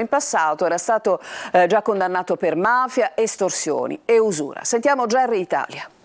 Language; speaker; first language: Italian; native; Italian